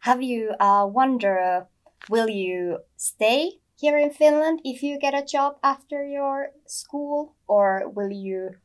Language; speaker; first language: English; non-native, fluent; Finnish